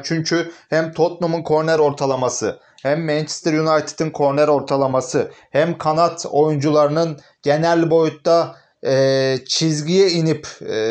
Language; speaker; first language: Turkish; native; Turkish